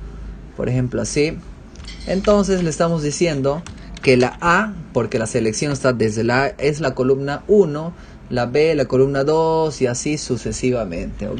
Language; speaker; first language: Spanish; native; Spanish